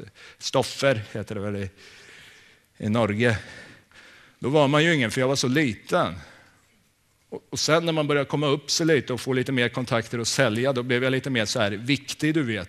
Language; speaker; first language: Swedish; native; Swedish